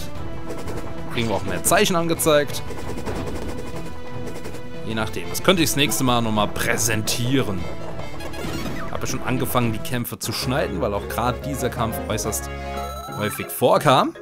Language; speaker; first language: German; native; German